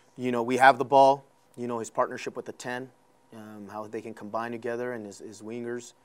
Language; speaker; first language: English; early bilingual, other home language; Spanish